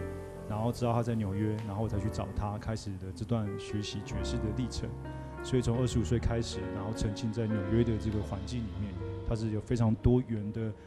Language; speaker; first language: Chinese; native; Chinese